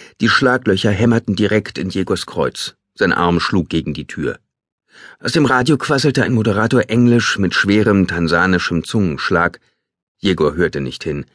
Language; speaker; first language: German; native; German